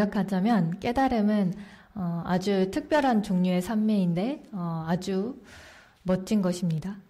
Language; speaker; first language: Korean; native; Korean